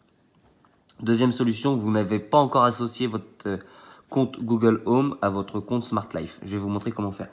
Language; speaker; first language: French; native; French